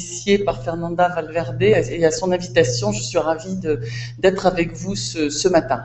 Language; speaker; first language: French; native; French